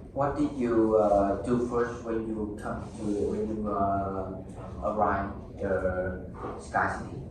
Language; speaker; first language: English; non-native, learner; Vietnamese